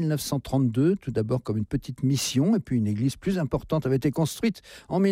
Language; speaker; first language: French; native; French